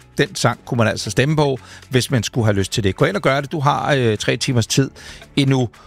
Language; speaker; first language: Danish; native; Danish